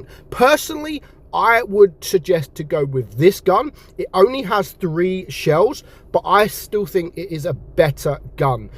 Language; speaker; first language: English; native; English